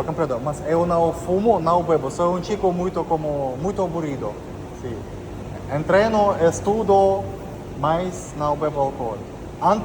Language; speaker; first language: Portuguese; non-native, learner; Russian